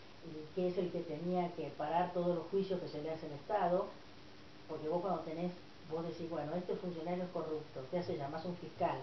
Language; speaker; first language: Spanish; native; Spanish